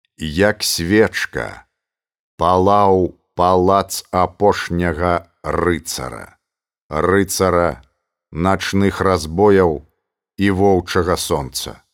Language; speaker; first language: Belarusian; native; Belarusian